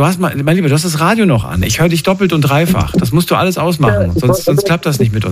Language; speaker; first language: German; native; German